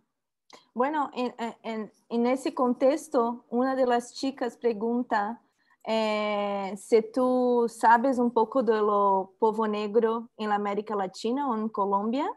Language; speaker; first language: Spanish; non-native, learner; Portuguese